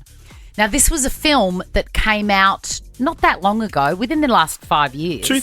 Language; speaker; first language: English; native; English